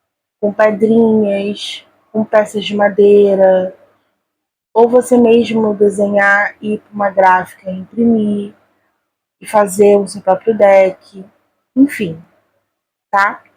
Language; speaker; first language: Portuguese; native; Portuguese